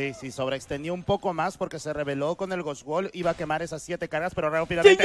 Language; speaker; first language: Spanish; native; Spanish